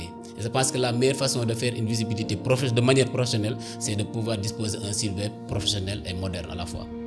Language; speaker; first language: French; non-native, local second language; Wolof